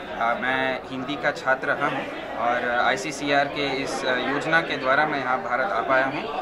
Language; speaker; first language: Hindi; non-native, fluent; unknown